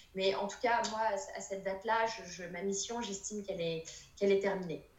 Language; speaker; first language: French; native; French